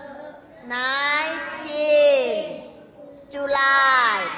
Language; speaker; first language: English; non-native, fluent; Thai